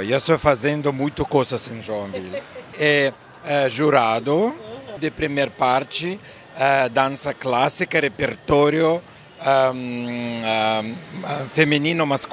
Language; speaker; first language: Portuguese; non-native, learner; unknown